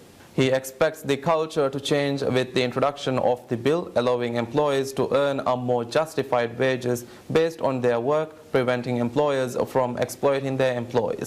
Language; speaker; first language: English; non-native, local second language; Divehi